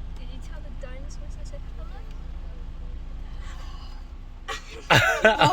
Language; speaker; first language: English; native; English